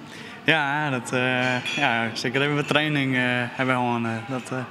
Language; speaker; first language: Dutch; non-native, local second language; Western Frisian